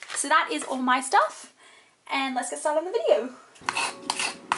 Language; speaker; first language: English; native; English